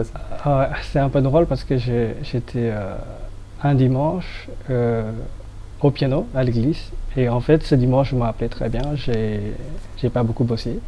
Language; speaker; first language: French; non-native, fluent; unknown